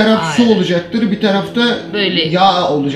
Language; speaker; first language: Turkish; native; Turkish